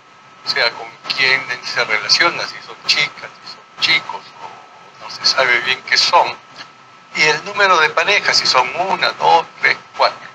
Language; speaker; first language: Spanish; native; Spanish